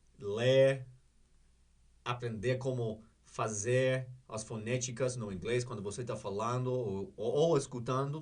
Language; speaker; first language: Portuguese; non-native, learner; English